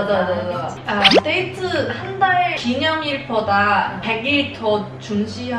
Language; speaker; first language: Korean; non-native, learner; Cantonese